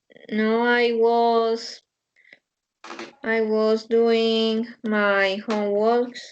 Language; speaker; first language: English; non-native, learner; Spanish